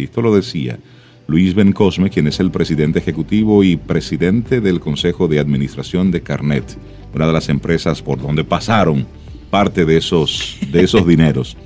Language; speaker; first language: Spanish; native; Spanish